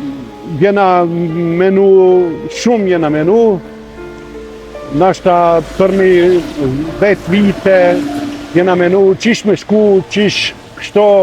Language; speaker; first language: Albanian; non-native, local second language; Croatian